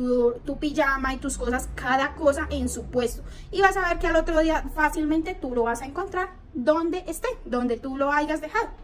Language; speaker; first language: Spanish; native; Spanish